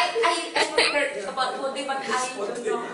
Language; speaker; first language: English; non-native, learner; Indonesian